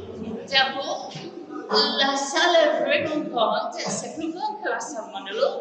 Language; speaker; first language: French; non-native, fluent; English